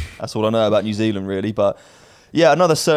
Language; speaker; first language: English; native; English